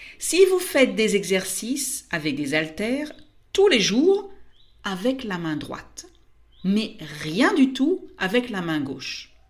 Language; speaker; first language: French; native; French